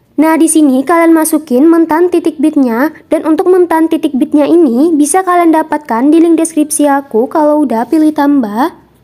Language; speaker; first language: Indonesian; non-native, local second language; Minangkabau